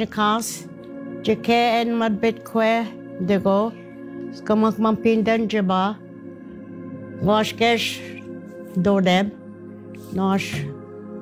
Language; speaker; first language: English; non-native, fluent; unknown